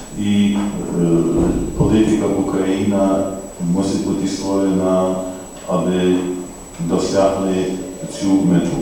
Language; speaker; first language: Ukrainian; non-native, fluent; English